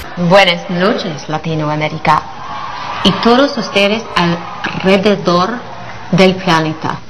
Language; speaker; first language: Spanish; non-native, learner; English